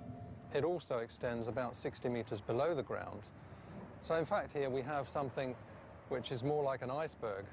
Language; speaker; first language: English; native; English